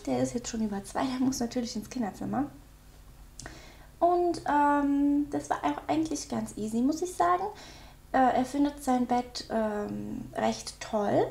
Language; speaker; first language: German; native; German